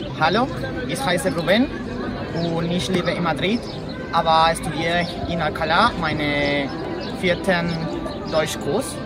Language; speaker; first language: German; non-native, learner; Spanish